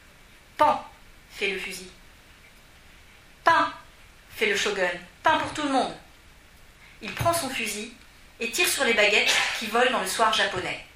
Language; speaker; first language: French; native; French